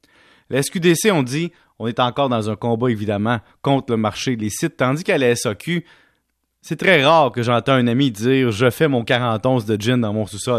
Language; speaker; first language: French; native; French